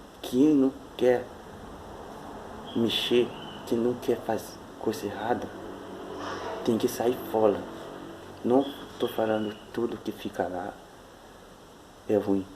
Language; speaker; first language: Portuguese; non-native, fluent; Haitian Creole